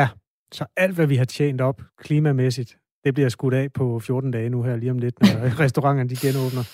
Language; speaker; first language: Danish; native; Danish